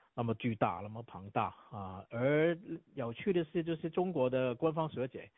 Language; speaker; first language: Chinese; non-native, local second language; Cantonese